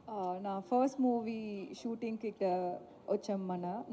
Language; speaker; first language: Telugu; non-native, learner; Tamil